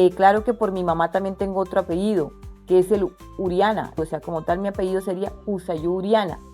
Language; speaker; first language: Spanish; non-native, local second language; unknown